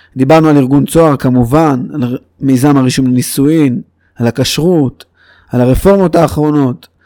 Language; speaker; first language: Hebrew; native; Hebrew